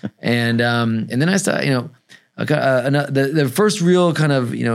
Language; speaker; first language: English; native; English